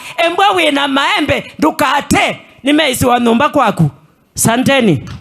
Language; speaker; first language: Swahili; non-native, local second language; Kamba